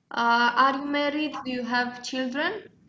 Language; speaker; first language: English; non-native, fluent; Romanian